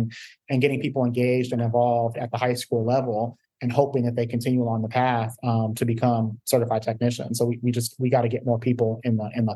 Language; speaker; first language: English; native; English